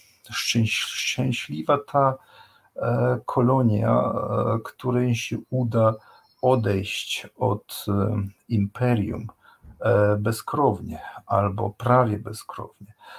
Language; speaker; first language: Polish; non-native, fluent; Ukrainian